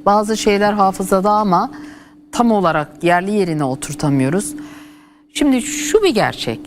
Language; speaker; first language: Turkish; native; Turkish